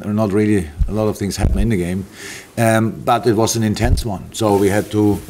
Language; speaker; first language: English; non-native, fluent; German